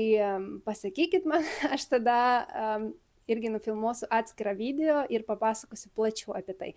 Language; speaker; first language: Lithuanian; early bilingual, other home language; Spanish